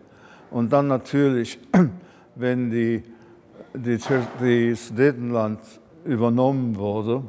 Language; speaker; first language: German; early bilingual, heritage; German